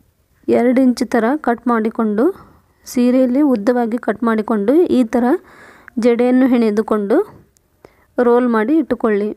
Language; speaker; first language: Kannada; native; Kannada